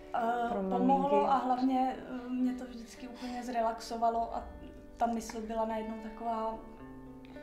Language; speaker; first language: Czech; native; Czech